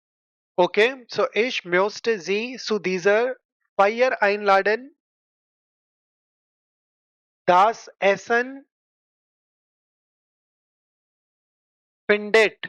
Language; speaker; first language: German; non-native, learner; Hindi